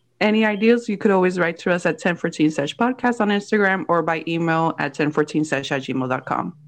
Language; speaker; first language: English; early bilingual, other home language; Spanish